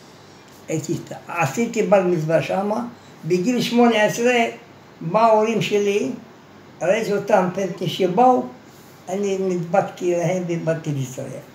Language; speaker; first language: Hebrew; non-native, fluent; Arabic